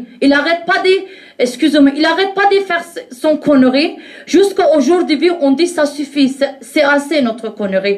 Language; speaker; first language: French; non-native, learner; Kurdish